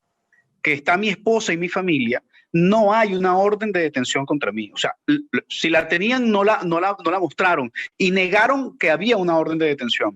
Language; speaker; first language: Spanish; native; Spanish